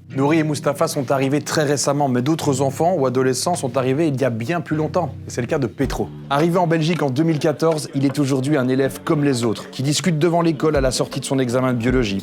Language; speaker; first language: French; native; French